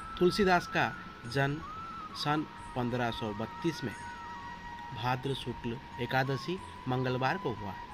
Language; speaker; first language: Hindi; non-native, local second language; Odia